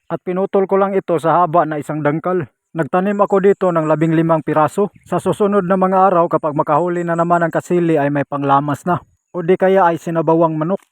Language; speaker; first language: Filipino; non-native, local second language; Cebuano